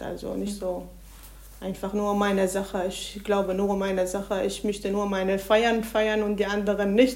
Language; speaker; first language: German; non-native, learner; Arabic